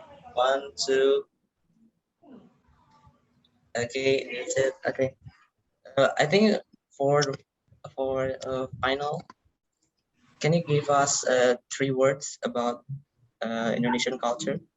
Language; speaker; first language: English; non-native, learner; Indonesian